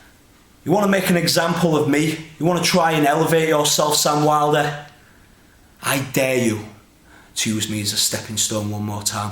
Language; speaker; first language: English; native; English